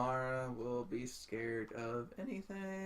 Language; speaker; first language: English; native; English